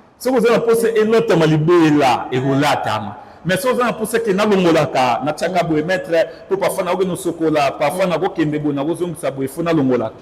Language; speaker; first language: Lingala; non-native, local second language; Kongo